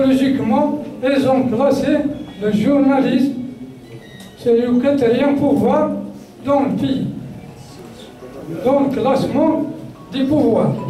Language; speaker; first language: French; non-native, local second language; Kabyle